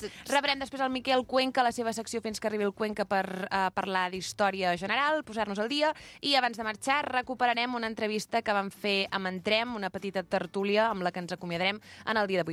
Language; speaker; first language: Catalan; native; Catalan